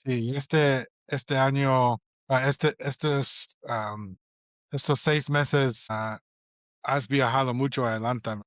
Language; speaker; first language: Spanish; non-native, fluent; English